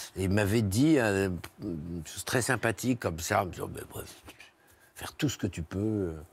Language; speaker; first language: French; native; French